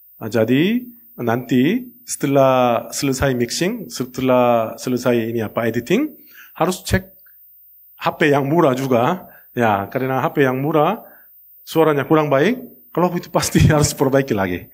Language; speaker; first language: Indonesian; non-native, learner; Korean